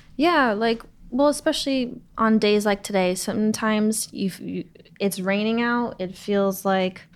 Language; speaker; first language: English; native; English